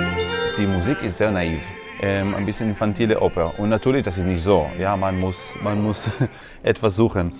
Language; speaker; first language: German; non-native, fluent; Hebrew